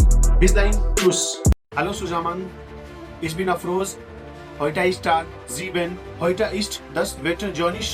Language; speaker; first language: German; non-native, learner; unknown